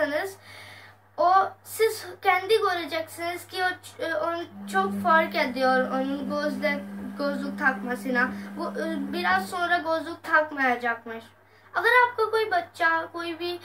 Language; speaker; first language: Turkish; non-native, learner; Urdu